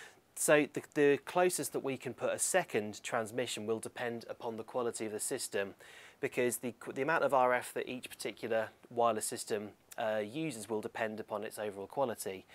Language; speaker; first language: English; native; English